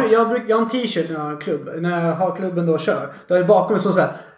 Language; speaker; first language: Swedish; non-native, fluent; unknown